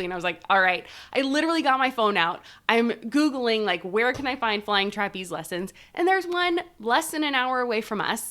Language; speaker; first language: English; native; English